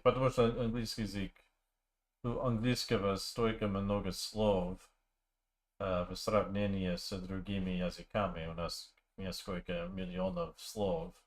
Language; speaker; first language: Russian; non-native, learner; English